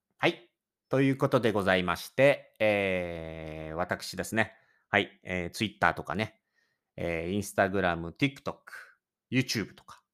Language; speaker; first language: Japanese; native; Japanese